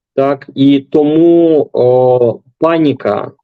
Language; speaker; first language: Ukrainian; non-native, local second language; Russian